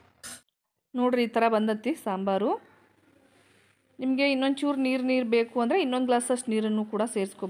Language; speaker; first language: Kannada; native; Kannada